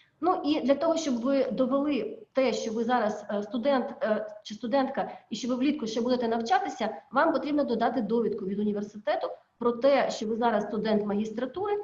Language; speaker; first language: Ukrainian; native; Ukrainian